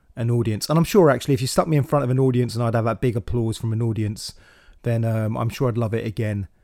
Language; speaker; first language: English; native; English